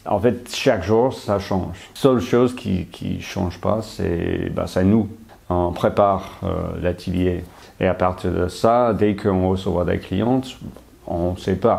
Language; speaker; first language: French; non-native, fluent; English